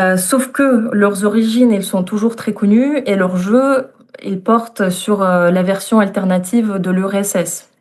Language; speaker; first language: French; non-native, fluent; Russian